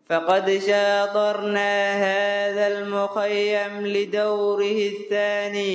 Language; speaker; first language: Arabic; non-native, local second language; Somali